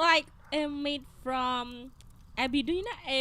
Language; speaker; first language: English; non-native, learner; Indonesian